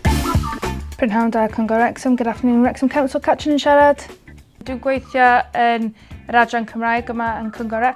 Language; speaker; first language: Welsh; non-native, local second language; English